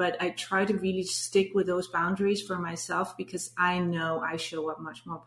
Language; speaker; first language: English; non-native, fluent; Danish